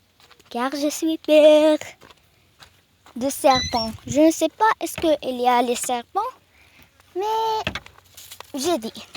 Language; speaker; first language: French; non-native, learner; Arabic